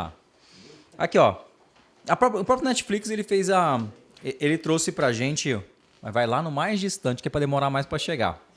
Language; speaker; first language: Portuguese; native; Portuguese